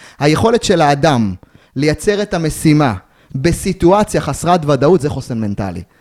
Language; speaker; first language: Hebrew; native; Hebrew